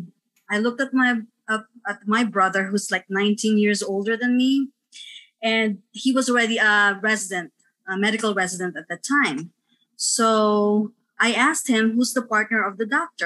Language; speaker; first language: English; non-native, local second language; Filipino